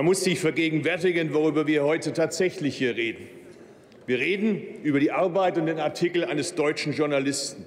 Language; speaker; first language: German; native; German